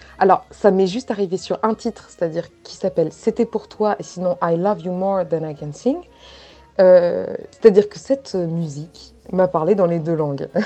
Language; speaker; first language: French; native; French